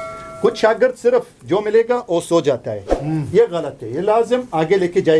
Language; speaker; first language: Hindi; non-native, learner; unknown